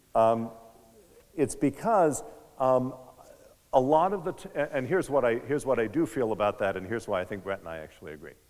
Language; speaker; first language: English; native; English